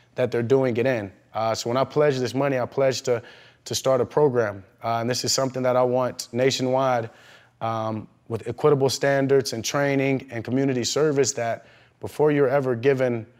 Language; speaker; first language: English; native; English